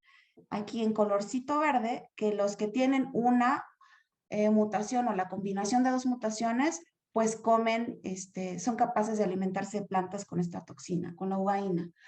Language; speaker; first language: Spanish; native; Spanish